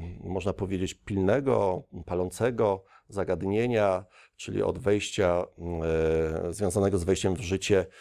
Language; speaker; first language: Polish; native; Polish